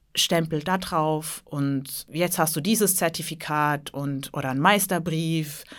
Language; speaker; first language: German; early bilingual, other home language; Turkish